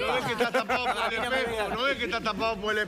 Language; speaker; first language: Spanish; native; Spanish